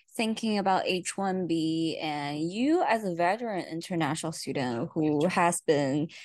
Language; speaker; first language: English; non-native, fluent; Chinese